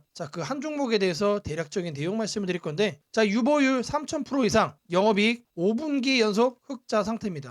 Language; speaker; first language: Korean; native; Korean